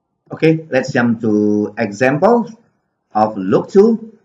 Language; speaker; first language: English; non-native, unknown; Indonesian